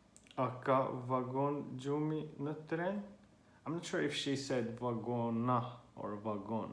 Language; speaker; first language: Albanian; non-native, learner; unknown